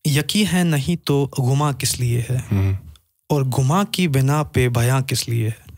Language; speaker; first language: Hindi; non-native, local second language; Kashmiri